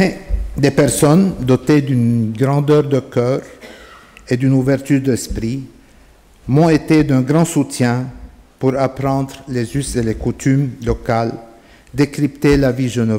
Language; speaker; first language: French; non-native, fluent; Arabic